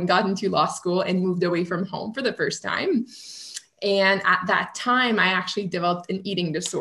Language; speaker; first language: English; non-native, fluent; French